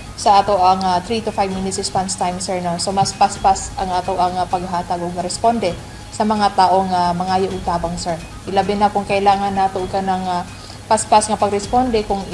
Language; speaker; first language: Cebuano; native; Cebuano